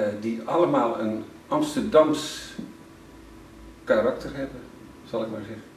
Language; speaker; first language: Dutch; native; Dutch